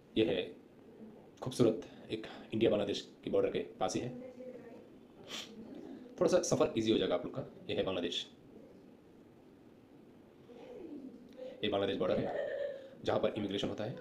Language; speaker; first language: Hindi; non-native, local second language; Bangla